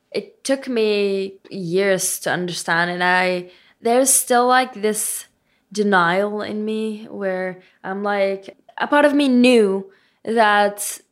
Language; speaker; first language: English; non-native, fluent; Arabic